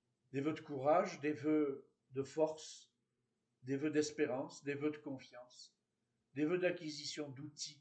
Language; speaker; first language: French; native; French